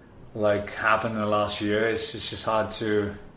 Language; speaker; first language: English; native; English